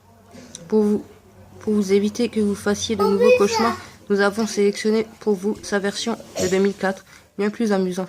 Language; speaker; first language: French; native; French